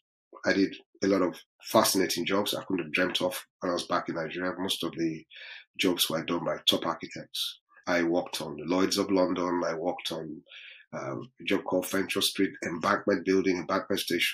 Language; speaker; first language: English; non-native, local second language; Yoruba